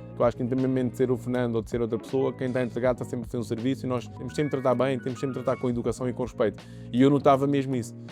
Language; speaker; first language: Portuguese; early bilingual, other home language; Kabuverdianu